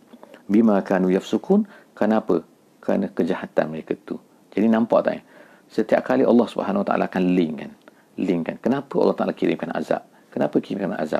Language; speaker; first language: Malay; native; Malay